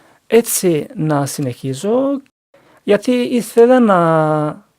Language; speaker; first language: Greek; non-native, learner; Turkish